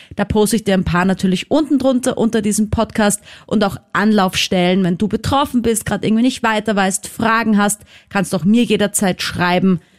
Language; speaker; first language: German; native; German